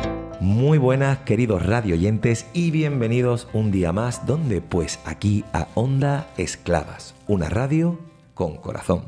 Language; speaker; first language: Spanish; native; Spanish